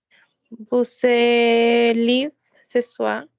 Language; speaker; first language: French; non-native, learner; Spanish